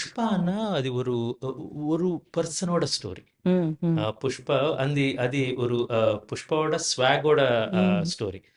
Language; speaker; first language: Tamil; non-native, learner; Telugu